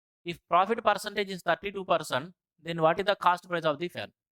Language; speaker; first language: English; non-native, local second language; Telugu